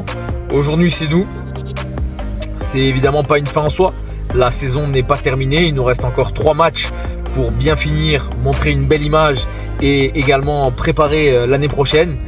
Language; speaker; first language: French; native; French